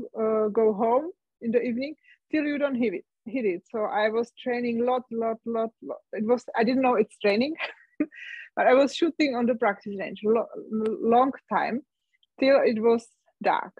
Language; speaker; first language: English; non-native, learner; Czech